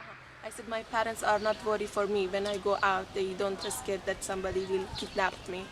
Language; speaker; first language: English; non-native, fluent; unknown